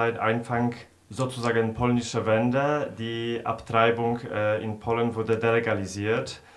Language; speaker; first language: German; non-native, fluent; Polish